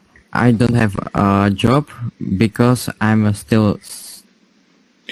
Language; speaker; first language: English; non-native, learner; Slovak